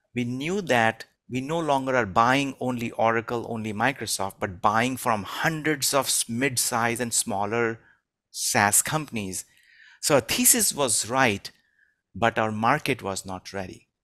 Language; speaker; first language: English; non-native, local second language; Hindi